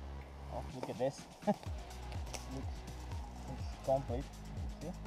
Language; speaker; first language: English; non-native, learner; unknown